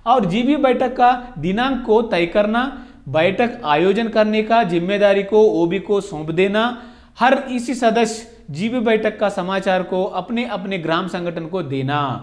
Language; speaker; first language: Hindi; non-native, local second language; Telugu